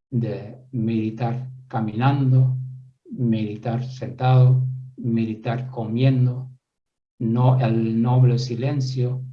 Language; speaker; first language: Spanish; non-native, fluent; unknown